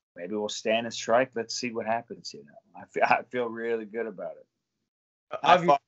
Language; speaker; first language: English; native; English